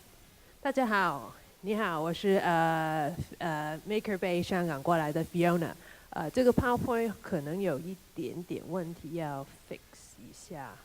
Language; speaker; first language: Chinese; non-native, local second language; Cantonese